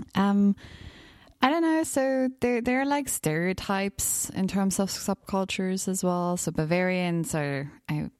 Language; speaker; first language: English; non-native, fluent; German